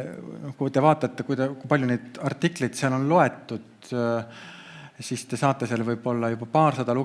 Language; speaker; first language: Estonian; native; Estonian